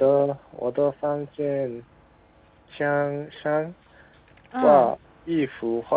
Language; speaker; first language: Chinese; non-native, learner; Korean